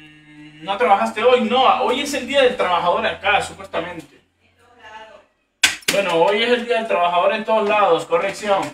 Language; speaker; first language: Spanish; native; Spanish